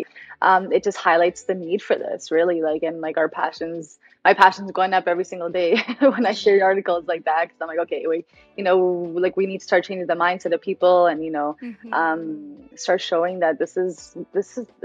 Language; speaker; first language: English; native; English